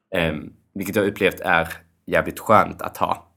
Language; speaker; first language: Swedish; early bilingual, other home language; Albanian